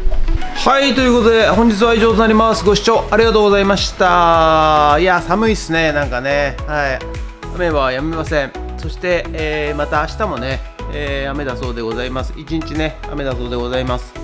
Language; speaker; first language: Japanese; native; Japanese